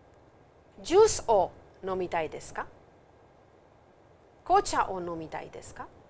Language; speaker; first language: Japanese; non-native, fluent; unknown